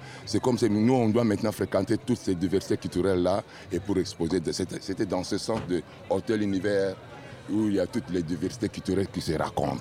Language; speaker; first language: French; non-native, local second language; Lingala